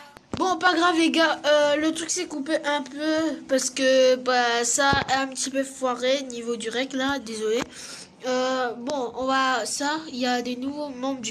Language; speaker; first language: French; native; French